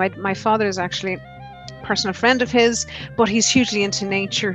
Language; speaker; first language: English; native; English